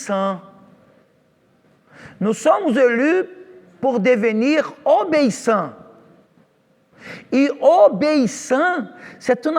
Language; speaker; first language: French; non-native, fluent; Portuguese